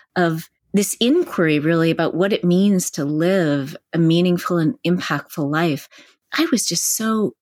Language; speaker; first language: English; native; English